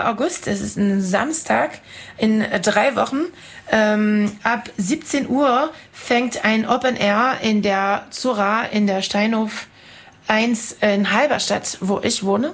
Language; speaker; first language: German; non-native, fluent; French